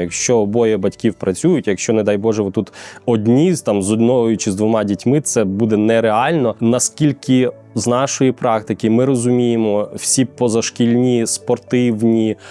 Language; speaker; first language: Ukrainian; native; Ukrainian